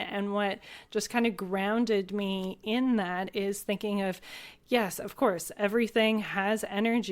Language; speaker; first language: English; native; English